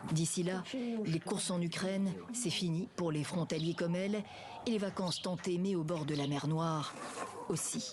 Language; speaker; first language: French; native; French